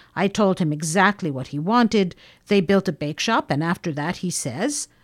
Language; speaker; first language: English; non-native, fluent; Finnish